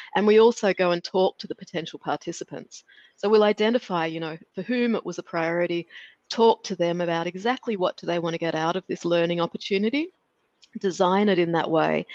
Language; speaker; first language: English; native; English